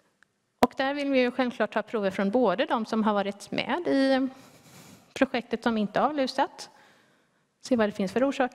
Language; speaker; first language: Swedish; native; Swedish